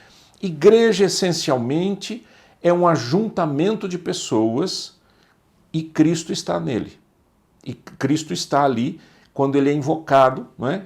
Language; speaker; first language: Portuguese; native; Portuguese